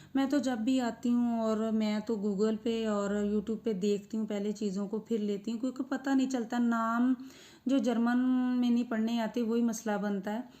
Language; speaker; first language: Urdu; non-native, local second language; Punjabi